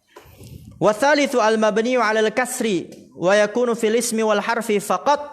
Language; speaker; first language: Arabic; non-native, fluent; Indonesian